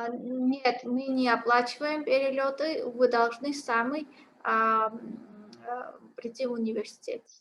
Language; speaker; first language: Russian; non-native, fluent; Georgian